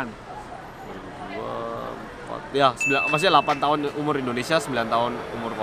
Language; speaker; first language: Indonesian; early bilingual, other home language; Korean